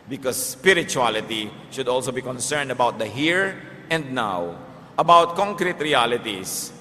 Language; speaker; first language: English; non-native, local second language; Filipino